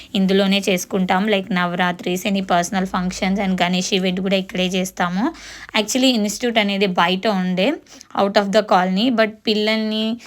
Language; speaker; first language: Telugu; non-native, local second language; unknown